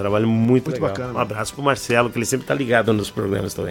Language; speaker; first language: Portuguese; native; Portuguese